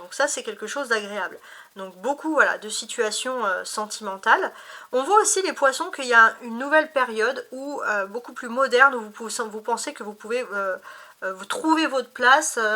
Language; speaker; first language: French; native; French